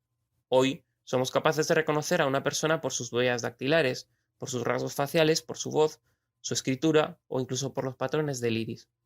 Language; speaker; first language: Spanish; native; Spanish